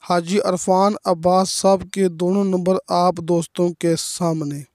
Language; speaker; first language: Urdu; non-native, local second language; Punjabi